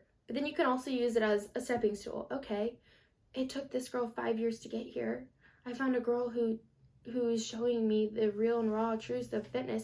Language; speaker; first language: English; native; English